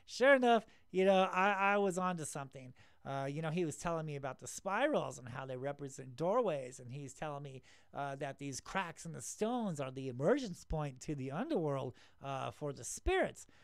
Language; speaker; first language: English; native; English